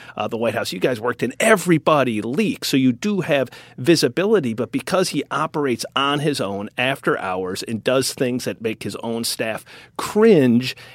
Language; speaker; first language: English; native; English